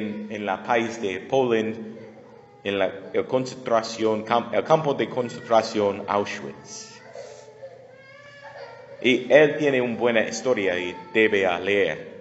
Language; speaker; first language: Spanish; non-native, learner; English